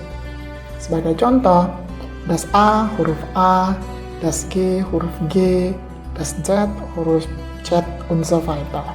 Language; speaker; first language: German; non-native, fluent; Indonesian